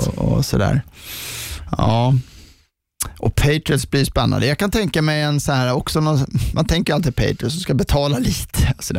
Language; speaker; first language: Swedish; native; Swedish